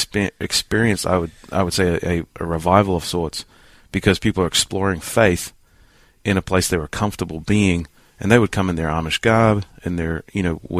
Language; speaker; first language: English; native; English